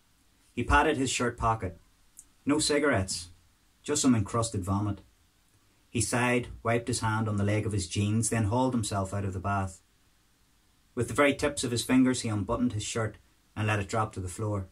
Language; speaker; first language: English; native; English